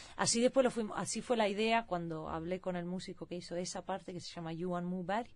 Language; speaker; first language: Spanish; early bilingual, heritage; Swedish